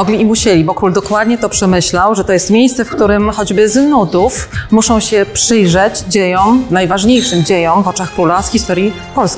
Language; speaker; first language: Polish; native; Polish